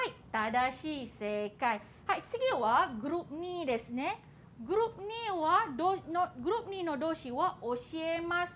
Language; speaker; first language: Japanese; non-native, fluent; Malay